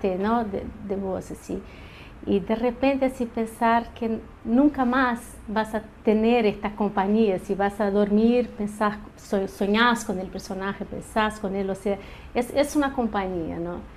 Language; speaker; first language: Spanish; early bilingual, heritage; Portuguese